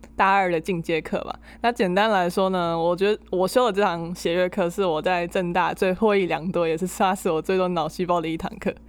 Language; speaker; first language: Chinese; native; Chinese